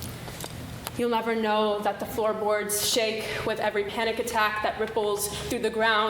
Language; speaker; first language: English; native; English